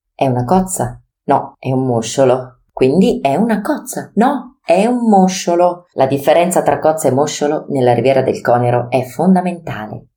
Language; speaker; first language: Italian; native; Italian